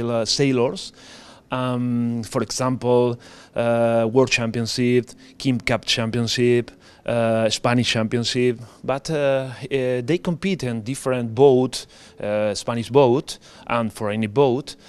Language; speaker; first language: English; non-native, learner; Spanish